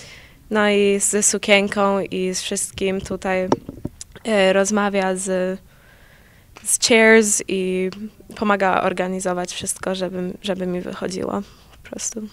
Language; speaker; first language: Polish; early bilingual, heritage; Polish